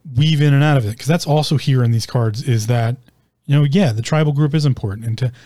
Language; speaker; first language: English; native; English